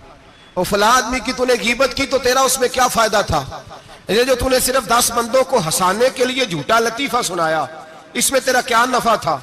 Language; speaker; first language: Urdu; non-native, local second language; Punjabi